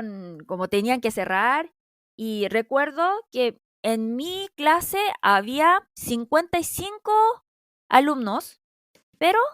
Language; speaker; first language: Spanish; non-native, fluent; Korean